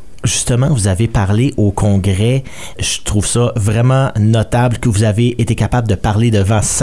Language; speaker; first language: French; native; French